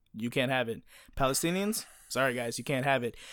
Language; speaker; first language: English; native; English